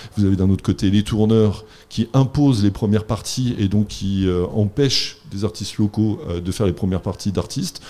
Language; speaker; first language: French; native; French